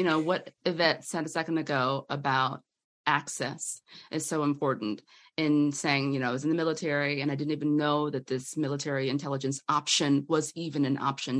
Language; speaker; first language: English; native; English